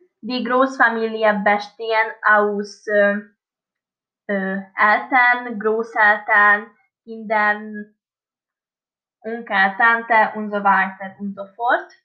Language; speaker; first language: German; non-native, learner; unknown